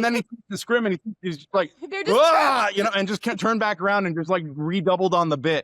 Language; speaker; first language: English; native; English